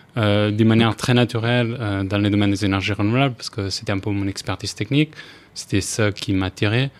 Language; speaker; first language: French; non-native, fluent; Spanish